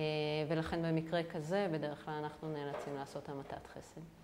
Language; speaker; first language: Hebrew; native; Hebrew